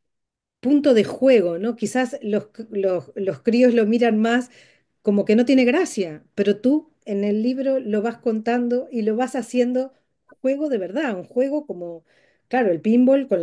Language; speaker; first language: Spanish; native; Spanish